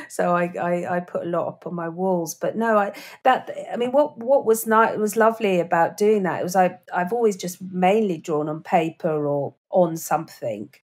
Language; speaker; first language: English; native; English